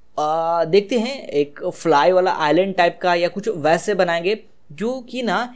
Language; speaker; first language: Hindi; native; Hindi